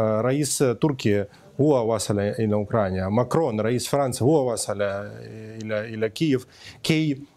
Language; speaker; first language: Arabic; non-native, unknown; Ukrainian